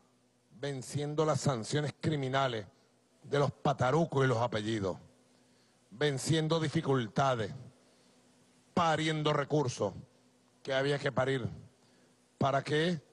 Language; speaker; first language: Spanish; native; Spanish